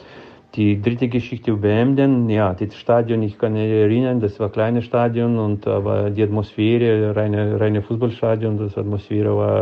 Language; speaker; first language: German; non-native, fluent; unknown